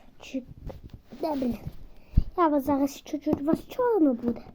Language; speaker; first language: Ukrainian; native; Ukrainian